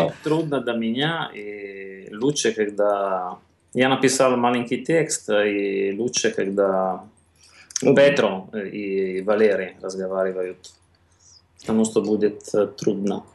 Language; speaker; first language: Russian; non-native, learner; Italian